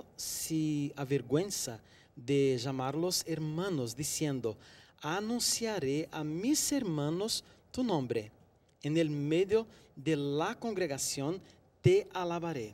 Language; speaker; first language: Spanish; non-native, fluent; Portuguese